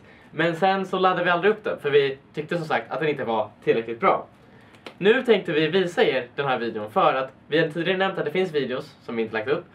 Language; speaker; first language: Swedish; native; Swedish